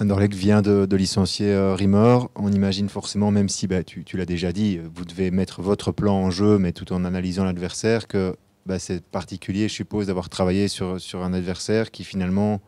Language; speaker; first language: French; native; French